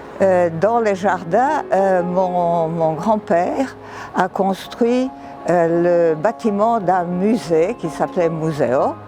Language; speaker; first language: French; non-native, fluent; Serbian